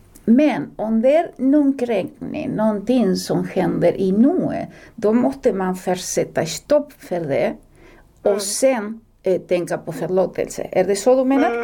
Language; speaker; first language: Swedish; non-native, fluent; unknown